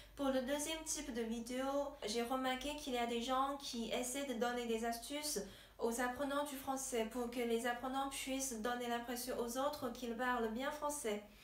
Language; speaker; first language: French; non-native, fluent; Chinese